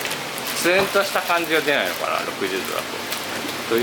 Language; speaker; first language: Japanese; native; Japanese